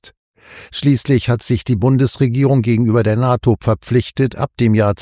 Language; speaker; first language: German; native; German